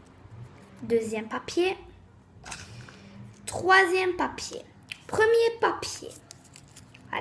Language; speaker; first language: French; native; French